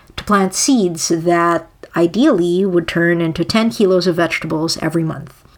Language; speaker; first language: English; non-native, local second language; Filipino